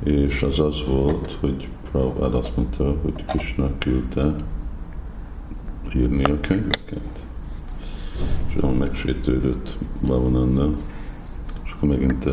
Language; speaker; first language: Hungarian; non-native, fluent; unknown